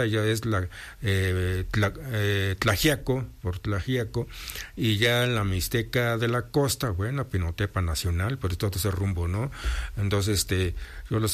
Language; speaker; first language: Spanish; non-native, local second language; Mixtepec Mixtec